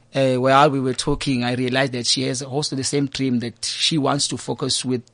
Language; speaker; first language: English; non-native, local second language; Zulu